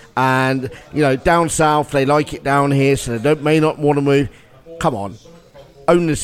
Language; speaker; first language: English; native; English